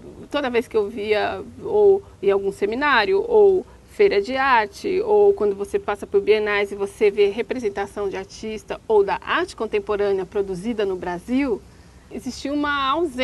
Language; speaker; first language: Portuguese; native; Portuguese